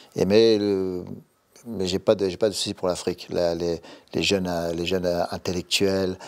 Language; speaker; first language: French; native; French